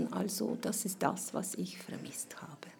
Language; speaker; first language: German; non-native, fluent; Ukrainian